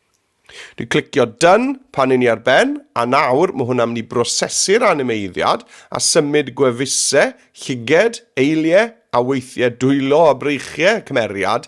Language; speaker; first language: Welsh; native; Welsh